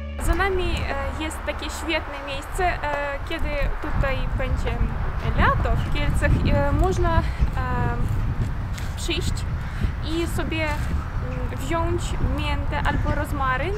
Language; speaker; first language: Polish; non-native, fluent; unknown